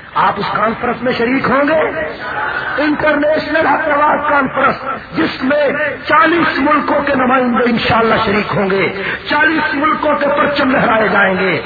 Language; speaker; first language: Urdu; native; Urdu